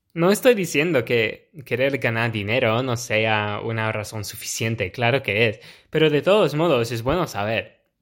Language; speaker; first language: Spanish; non-native, fluent; English